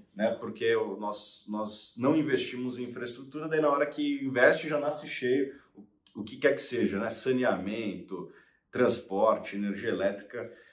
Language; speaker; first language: Portuguese; native; Portuguese